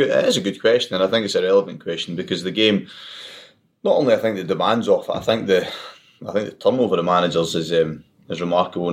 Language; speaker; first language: English; native; English